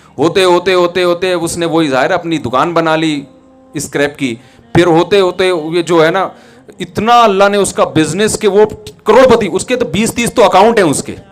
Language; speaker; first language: Urdu; native; Urdu